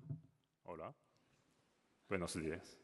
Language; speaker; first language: Spanish; non-native, learner; Japanese